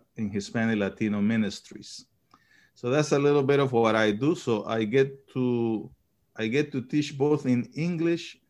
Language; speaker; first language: English; early bilingual, other home language; Spanish